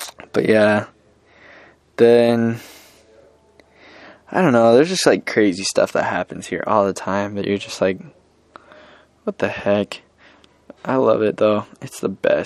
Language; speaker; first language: English; native; English